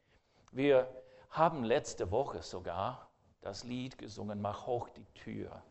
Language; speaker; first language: German; non-native, fluent; English